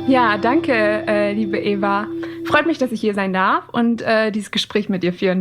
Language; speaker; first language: German; early bilingual, other home language; Persian